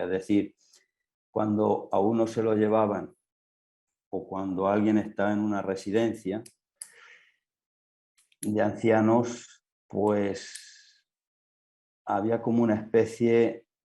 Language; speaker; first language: Spanish; native; Spanish